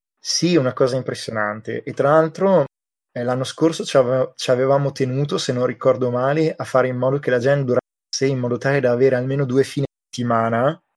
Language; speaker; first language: Italian; native; Italian